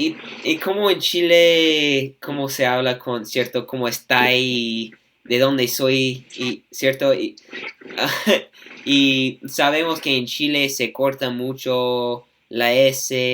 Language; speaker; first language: Spanish; non-native, fluent; English